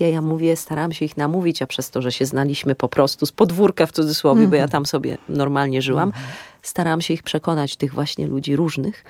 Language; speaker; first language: Polish; native; Polish